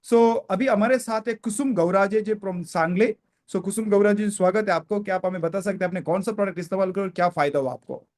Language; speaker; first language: Hindi; non-native, local second language; Kannada